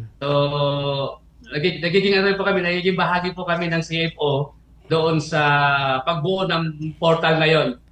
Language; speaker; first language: Filipino; non-native, local second language; Bikol